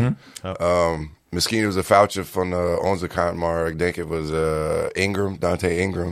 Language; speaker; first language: Dutch; non-native, learner; English